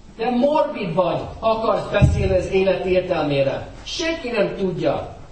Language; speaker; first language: Hungarian; non-native, fluent; English